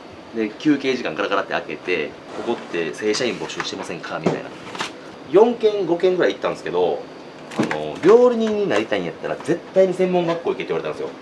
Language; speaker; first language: Japanese; native; Japanese